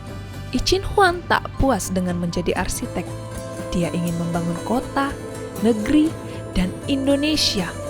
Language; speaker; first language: Indonesian; native; Indonesian